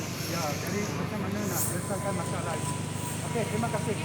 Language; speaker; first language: Malay; native; Malay